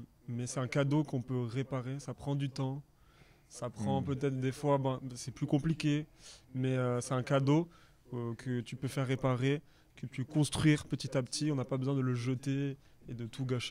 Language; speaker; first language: French; native; French